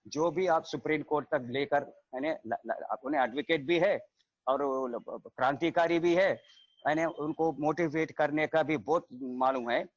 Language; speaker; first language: Hindi; non-native, local second language; Telugu